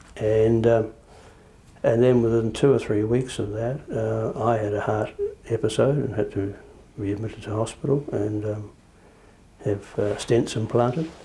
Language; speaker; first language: English; native; English